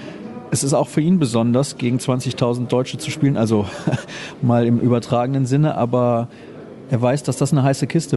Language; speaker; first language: German; native; German